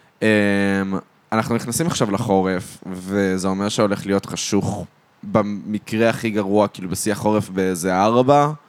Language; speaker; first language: Hebrew; native; Hebrew